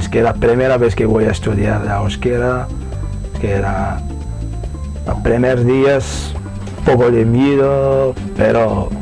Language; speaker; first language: Spanish; non-native, learner; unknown